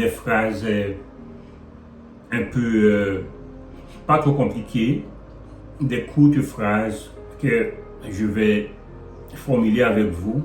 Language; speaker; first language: French; non-native, local second language; Haitian Creole